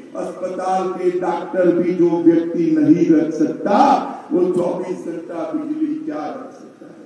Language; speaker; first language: Hindi; non-native, local second language; Gujarati